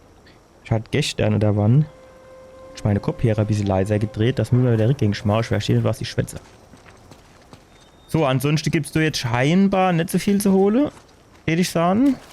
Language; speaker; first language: German; native; German